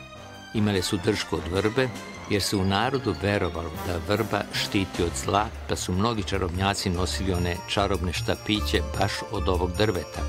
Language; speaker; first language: Serbian; native; Serbian